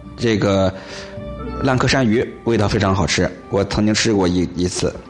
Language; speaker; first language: Chinese; native; Chinese